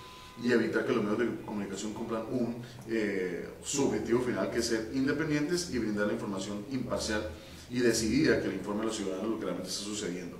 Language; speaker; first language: Spanish; native; Spanish